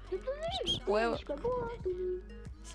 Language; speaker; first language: French; native; French